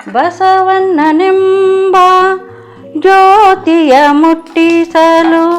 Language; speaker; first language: Kannada; native; Kannada